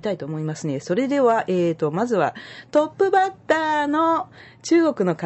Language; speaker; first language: Japanese; native; Japanese